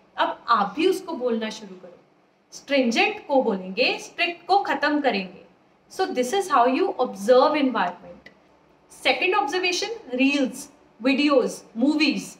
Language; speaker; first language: Hindi; native; Hindi